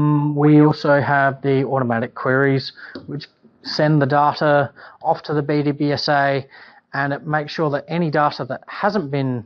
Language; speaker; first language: English; native; English